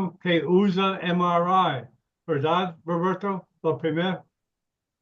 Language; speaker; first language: Spanish; non-native, learner; English